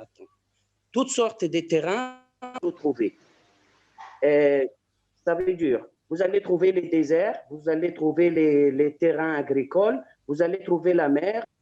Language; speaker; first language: French; non-native, fluent; Arabic